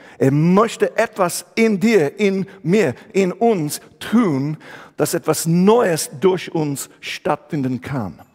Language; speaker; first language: German; non-native, fluent; English